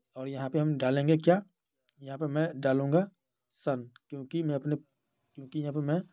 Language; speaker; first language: Hindi; native; Hindi